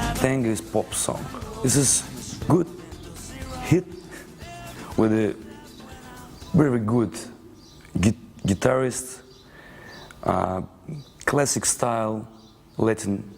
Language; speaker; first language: English; non-native, learner; Russian